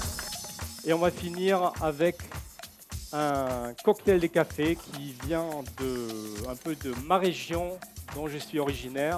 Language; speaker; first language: French; non-native, fluent; German